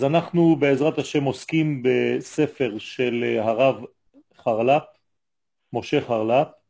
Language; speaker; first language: Hebrew; non-native, fluent; French